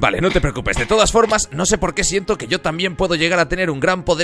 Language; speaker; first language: Spanish; native; Spanish